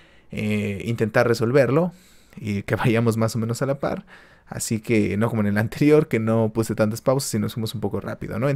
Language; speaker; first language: Spanish; native; Spanish